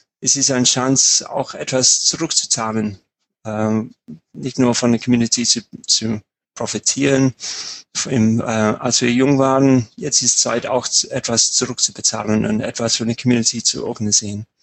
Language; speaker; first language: German; non-native, fluent; English